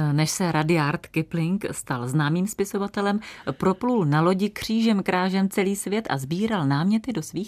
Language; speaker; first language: Czech; native; Czech